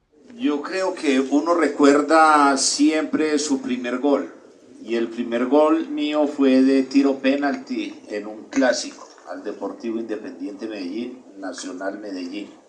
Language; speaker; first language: Spanish; native; Spanish